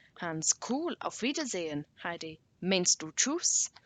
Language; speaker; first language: German; non-native, learner; English